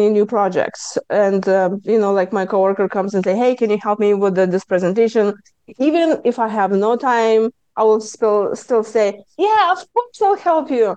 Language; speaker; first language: English; non-native, fluent; Lithuanian